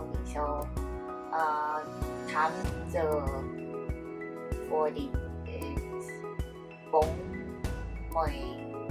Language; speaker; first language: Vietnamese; non-native, learner; Chinese